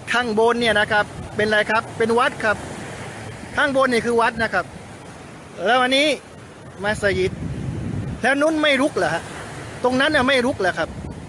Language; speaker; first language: Thai; native; Thai